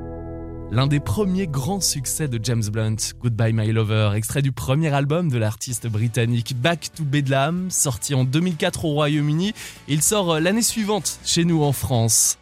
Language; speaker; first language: French; native; French